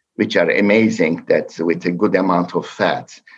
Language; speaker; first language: English; non-native, fluent; Turkish